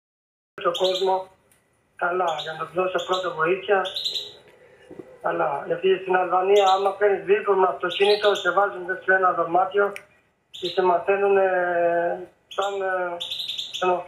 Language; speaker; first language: Greek; non-native, fluent; Albanian